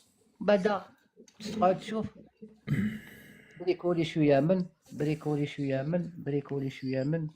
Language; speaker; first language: Arabic; native; Arabic